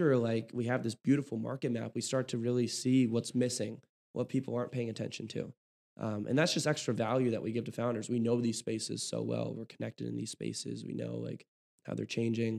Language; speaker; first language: English; native; English